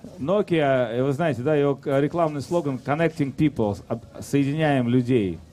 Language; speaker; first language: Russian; native; Russian